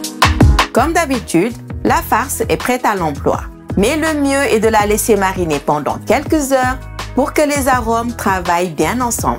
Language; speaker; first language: French; native; French